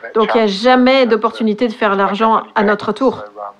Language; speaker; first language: French; non-native, fluent; English